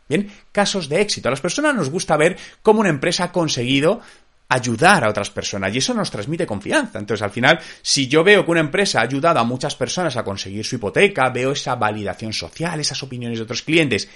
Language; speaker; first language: Spanish; native; Spanish